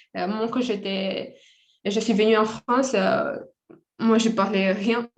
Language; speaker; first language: French; non-native, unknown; Romanian